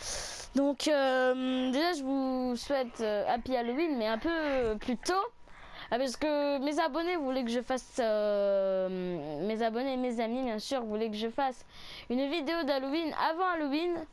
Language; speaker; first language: French; native; French